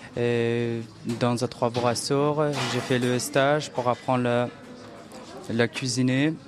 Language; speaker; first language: French; non-native, learner; Persian